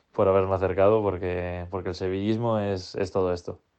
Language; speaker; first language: Spanish; native; Spanish